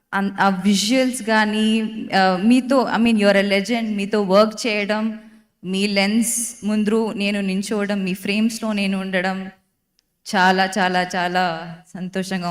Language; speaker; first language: Telugu; non-native, fluent; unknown